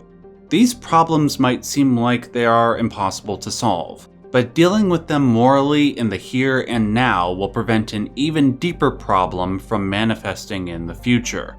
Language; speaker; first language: English; native; English